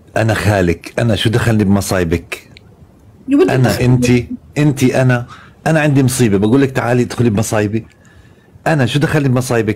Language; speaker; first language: Arabic; native; Arabic